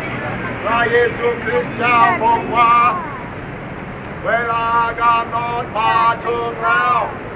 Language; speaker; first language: Thai; non-native, learner; English